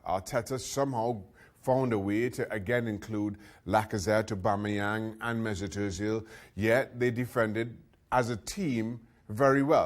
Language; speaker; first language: English; native; English